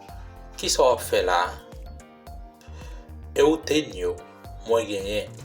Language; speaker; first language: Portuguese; non-native, learner; Haitian Creole